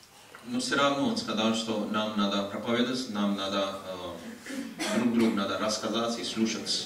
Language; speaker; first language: Russian; non-native, learner; Hindi